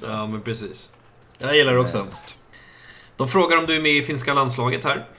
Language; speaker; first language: Swedish; native; Swedish